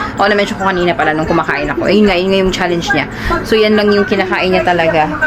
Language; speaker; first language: Filipino; non-native, local second language; Cebuano